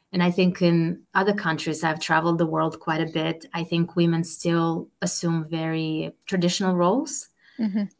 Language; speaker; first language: English; non-native, fluent; Russian